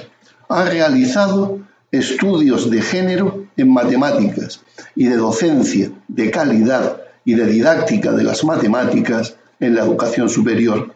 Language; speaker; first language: Spanish; native; Spanish